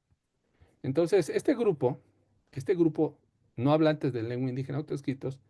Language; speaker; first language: Spanish; native; Spanish